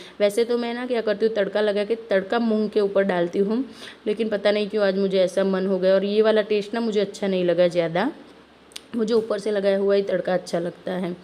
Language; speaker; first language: Hindi; non-native, local second language; Gujarati